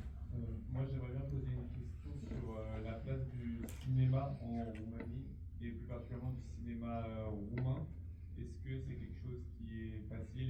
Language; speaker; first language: French; native; French